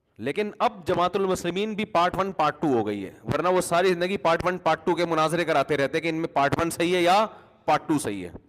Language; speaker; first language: Urdu; native; Urdu